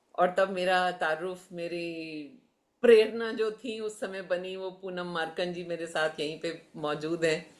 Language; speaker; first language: Hindi; native; Hindi